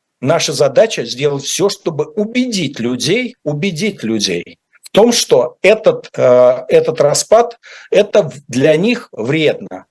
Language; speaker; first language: Russian; native; Russian